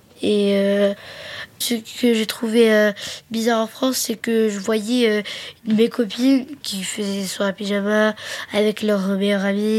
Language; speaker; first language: French; early bilingual, other home language; Arabic